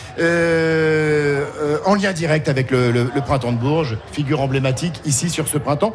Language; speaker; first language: French; native; French